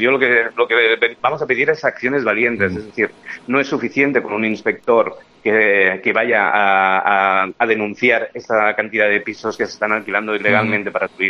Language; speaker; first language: Spanish; native; Spanish